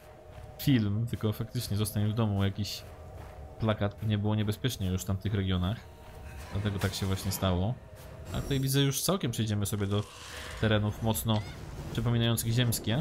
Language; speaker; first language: Polish; native; Polish